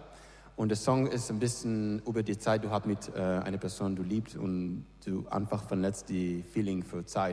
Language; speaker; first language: German; non-native, learner; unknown